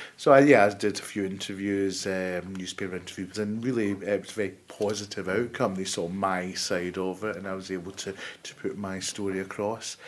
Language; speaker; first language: English; native; English